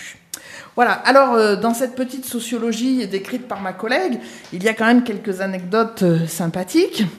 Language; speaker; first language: French; native; French